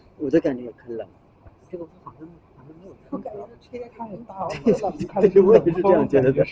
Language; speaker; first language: Chinese; native; Chinese